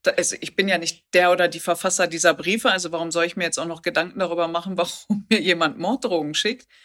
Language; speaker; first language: German; native; German